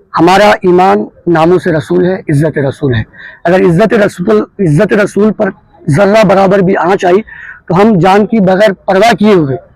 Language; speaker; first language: Urdu; native; Urdu